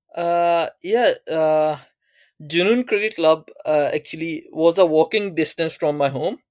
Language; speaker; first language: English; non-native, local second language; Urdu